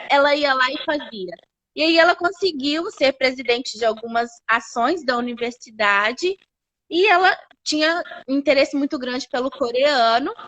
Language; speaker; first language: Portuguese; native; Portuguese